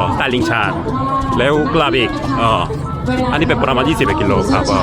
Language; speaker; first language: Thai; non-native, learner; Korean